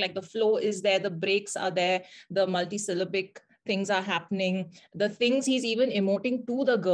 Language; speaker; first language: English; non-native, local second language; Hindi